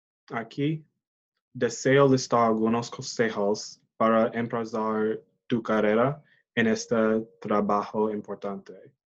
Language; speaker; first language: Spanish; non-native, learner; English